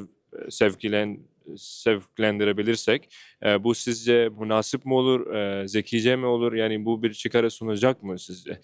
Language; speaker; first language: Turkish; non-native, fluent; Urdu